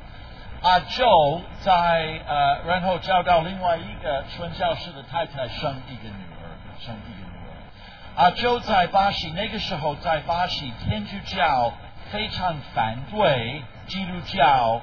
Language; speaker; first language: Chinese; non-native, fluent; English